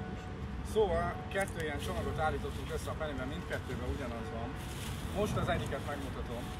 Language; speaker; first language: Hungarian; native; Hungarian